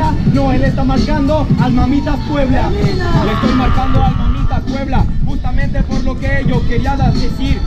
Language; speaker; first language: Spanish; native; Spanish